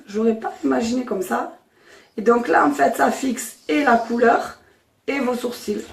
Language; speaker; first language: French; native; French